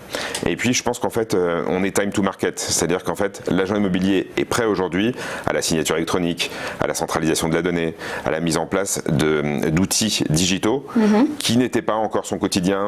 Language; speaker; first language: French; native; French